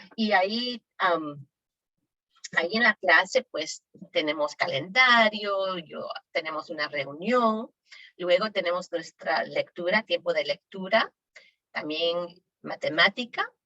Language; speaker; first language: Spanish; native; Spanish